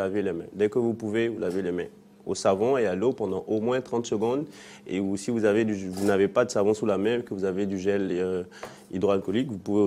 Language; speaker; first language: French; non-native, local second language; Fon